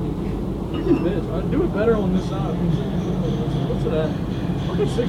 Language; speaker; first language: English; native; English